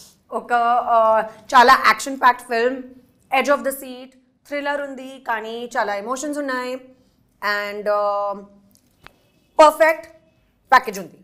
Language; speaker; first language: Telugu; non-native, learner; Hindi